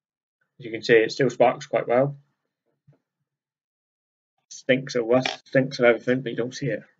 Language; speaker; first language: English; native; English